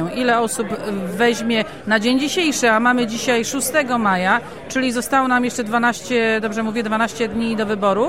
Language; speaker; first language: Polish; native; Polish